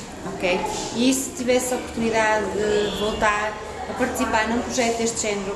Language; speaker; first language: Portuguese; native; Portuguese